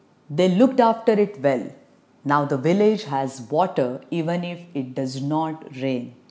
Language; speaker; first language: English; non-native, local second language; Marathi